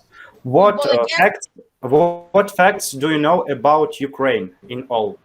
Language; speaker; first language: English; non-native, learner; Ukrainian